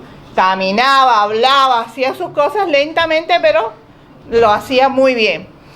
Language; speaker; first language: Spanish; native; Spanish